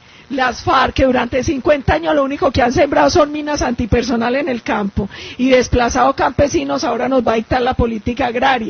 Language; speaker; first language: Spanish; native; Spanish